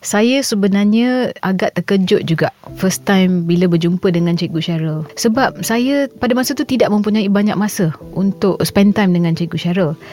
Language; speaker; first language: Malay; native; Malay